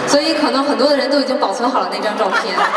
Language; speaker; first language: Chinese; native; Chinese